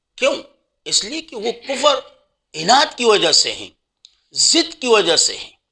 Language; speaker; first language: Urdu; non-native, local second language; Pashto